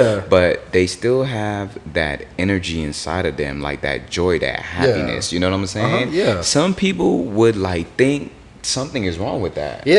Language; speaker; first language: English; native; English